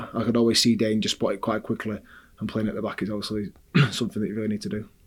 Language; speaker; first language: English; native; English